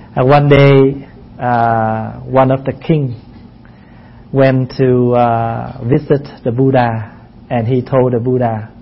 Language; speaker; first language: English; non-native, fluent; Vietnamese